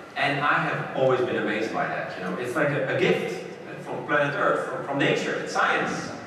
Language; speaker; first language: English; non-native, fluent; Dutch